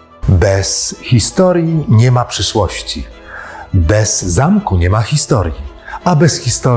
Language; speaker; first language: Polish; native; Polish